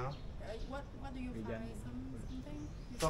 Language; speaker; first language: English; non-native, learner; German